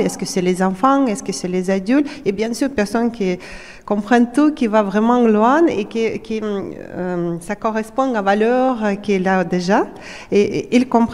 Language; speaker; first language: French; non-native, fluent; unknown